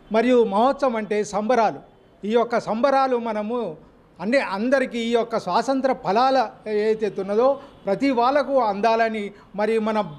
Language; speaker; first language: Telugu; native; Telugu